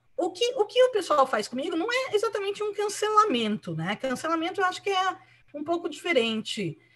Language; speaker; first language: Portuguese; early bilingual, other home language; Spanish